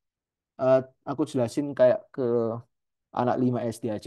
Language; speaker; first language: Indonesian; native; Indonesian